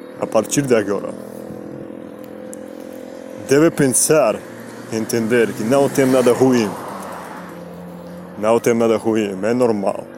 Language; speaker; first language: Portuguese; non-native, learner; Spanish